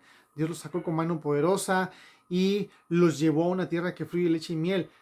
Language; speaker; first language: Spanish; native; Spanish